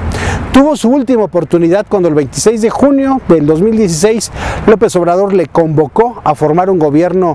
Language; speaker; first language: Spanish; native; Spanish